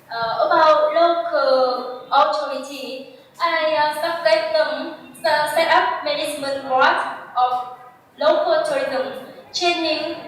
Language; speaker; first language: English; non-native, learner; Vietnamese